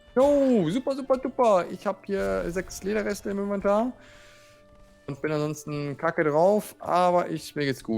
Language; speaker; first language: German; native; German